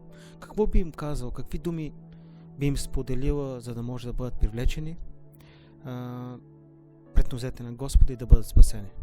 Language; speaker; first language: Bulgarian; native; Bulgarian